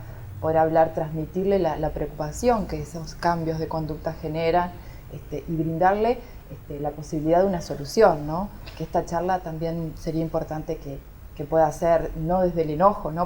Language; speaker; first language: Spanish; native; Spanish